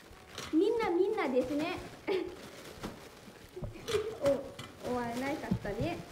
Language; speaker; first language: Japanese; non-native, learner; Lao